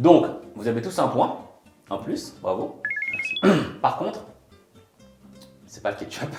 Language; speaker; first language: French; native; French